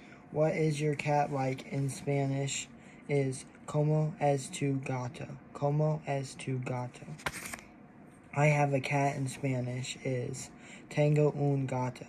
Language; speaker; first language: Spanish; non-native, learner; English